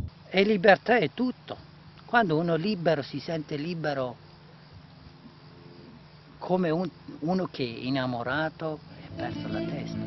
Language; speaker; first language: Italian; non-native, learner; Kurdish